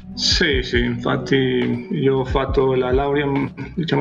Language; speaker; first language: Italian; non-native, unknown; Spanish